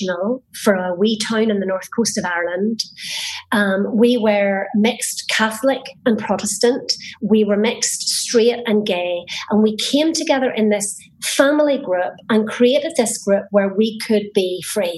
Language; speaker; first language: English; native; English